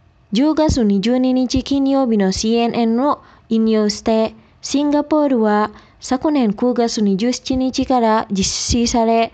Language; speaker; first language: Japanese; non-native, fluent; Indonesian